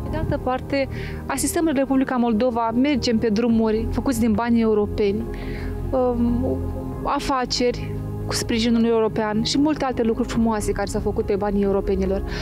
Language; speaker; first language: Romanian; native; Romanian